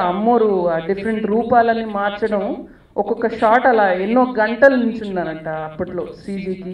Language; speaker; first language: Telugu; native; Telugu